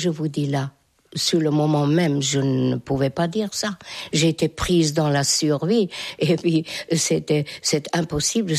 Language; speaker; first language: French; non-native, fluent; Hungarian